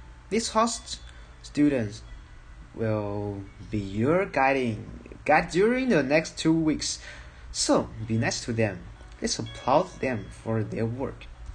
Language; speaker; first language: English; non-native, fluent; Chinese